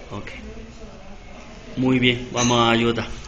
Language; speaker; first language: Spanish; non-native, learner; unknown